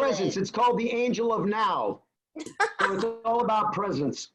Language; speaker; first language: English; native; English